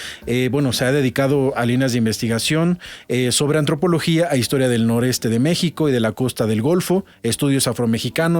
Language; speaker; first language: Spanish; native; Spanish